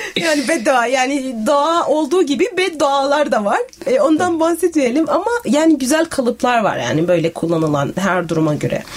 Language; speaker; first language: Turkish; native; Turkish